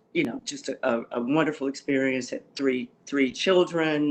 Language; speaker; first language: English; native; English